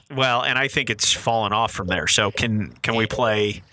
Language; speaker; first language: English; native; English